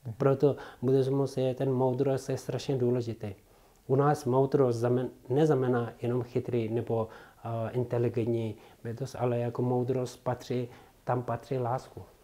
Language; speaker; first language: Czech; non-native, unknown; Tibetan